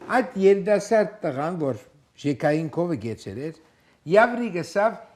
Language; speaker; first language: Armenian; early bilingual, heritage; Armenian